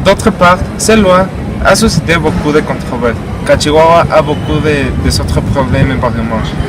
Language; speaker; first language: French; non-native, learner; Spanish